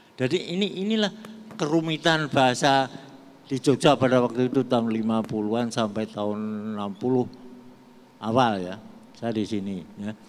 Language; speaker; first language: Indonesian; non-native, local second language; Javanese